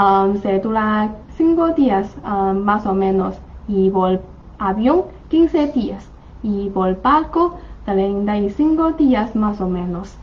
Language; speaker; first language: Spanish; non-native, learner; Chinese